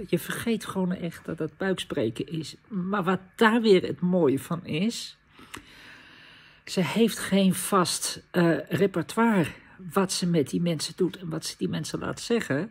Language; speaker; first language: Dutch; native; Dutch